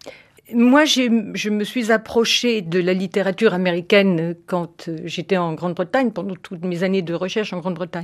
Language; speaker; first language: French; native; French